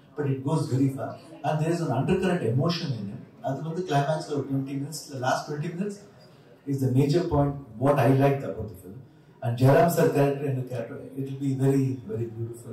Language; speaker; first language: Tamil; non-native, learner; Kannada